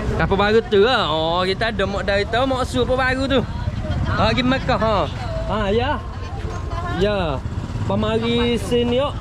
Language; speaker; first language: Malay; native; Malay